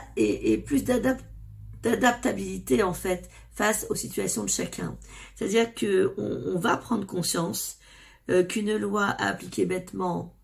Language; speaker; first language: French; native; French